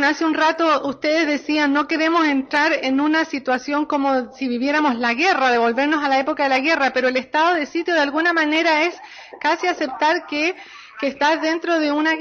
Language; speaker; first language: Spanish; native; Spanish